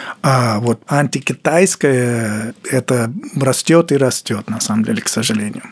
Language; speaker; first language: Russian; non-native, fluent; English